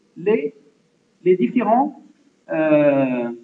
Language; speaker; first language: French; non-native, local second language; Arabic